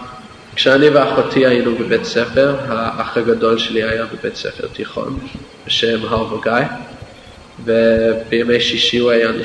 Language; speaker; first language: Hebrew; non-native, fluent; English